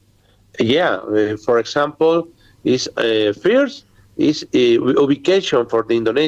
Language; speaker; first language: English; non-native, learner; Spanish